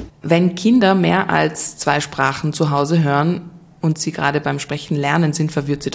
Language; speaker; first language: German; native; German